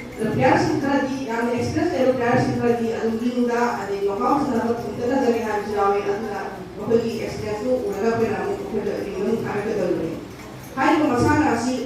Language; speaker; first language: Manipuri; native; Manipuri